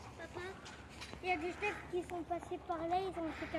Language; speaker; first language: French; native; French